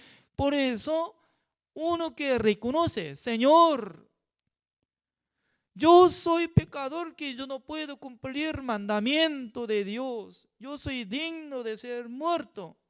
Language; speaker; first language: Spanish; non-native, fluent; Korean